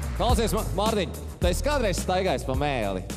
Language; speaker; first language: Latvian; native; Latvian